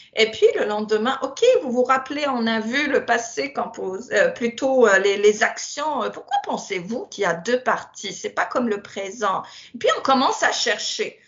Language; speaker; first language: French; non-native, local second language; Berber languages